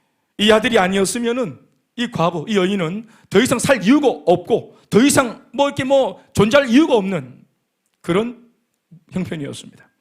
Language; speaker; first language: Korean; native; Korean